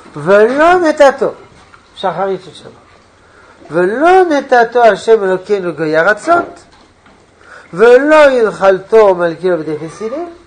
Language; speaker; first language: Hebrew; non-native, fluent; French